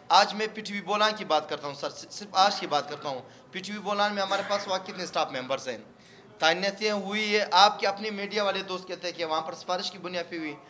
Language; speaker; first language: Urdu; non-native, local second language; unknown